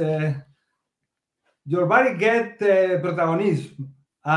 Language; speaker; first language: English; non-native, learner; Spanish